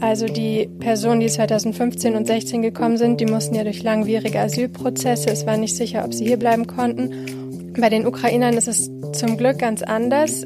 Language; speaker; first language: German; native; German